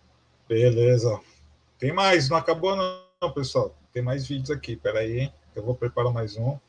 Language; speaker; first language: Portuguese; native; Portuguese